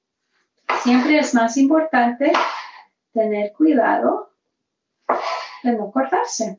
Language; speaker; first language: Spanish; early bilingual, heritage; Spanish